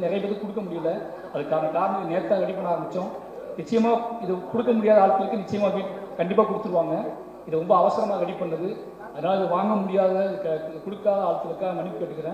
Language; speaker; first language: Tamil; native; Tamil